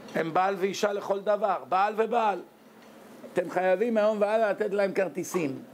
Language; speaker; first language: Hebrew; native; Hebrew